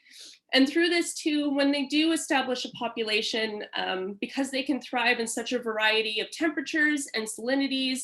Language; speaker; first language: English; native; English